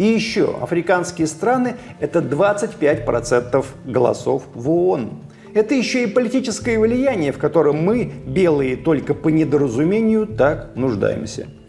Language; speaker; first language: Russian; native; Russian